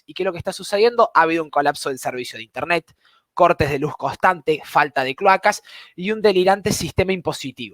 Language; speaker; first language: Spanish; native; Spanish